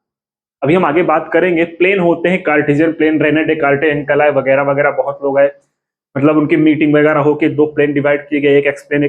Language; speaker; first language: Hindi; native; Hindi